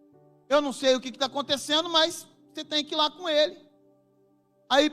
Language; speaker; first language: Portuguese; native; Portuguese